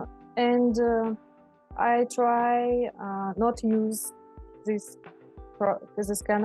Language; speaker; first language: English; non-native, learner; Russian